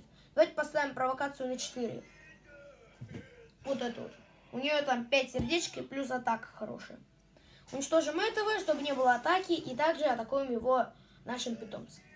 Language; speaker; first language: Russian; native; Russian